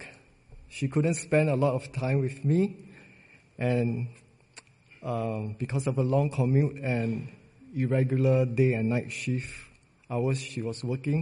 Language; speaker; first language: English; non-native, local second language; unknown